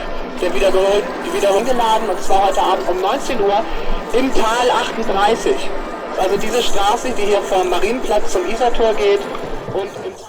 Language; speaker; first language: German; native; German